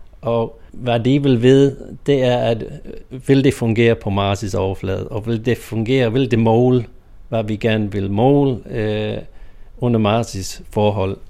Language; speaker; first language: Danish; non-native, fluent; English